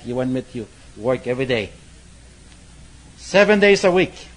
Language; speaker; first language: English; non-native, fluent; Polish